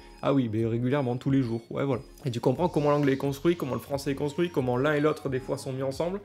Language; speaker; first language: French; native; French